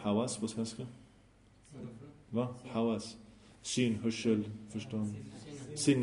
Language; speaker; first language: Swedish; early bilingual, other home language; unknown